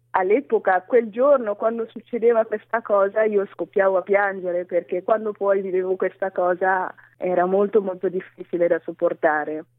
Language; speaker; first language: Italian; non-native, fluent; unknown